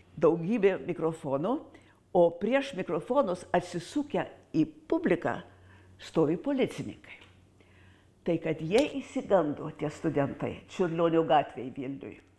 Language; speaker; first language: Lithuanian; early bilingual, heritage; Lithuanian